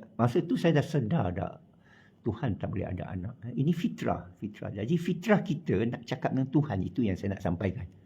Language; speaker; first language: Malay; non-native, local second language; Chinese